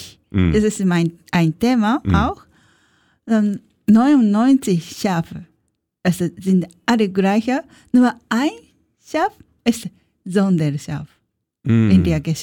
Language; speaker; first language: German; non-native, learner; Japanese